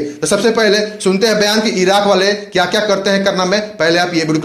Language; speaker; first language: Hindi; native; Hindi